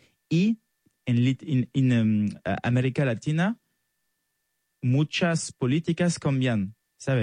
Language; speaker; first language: Spanish; non-native, fluent; French